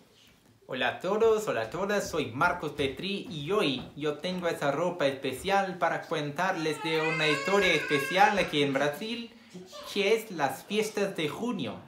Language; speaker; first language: Spanish; non-native, fluent; Portuguese